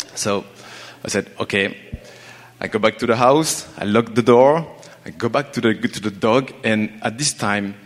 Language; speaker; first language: English; non-native, learner; French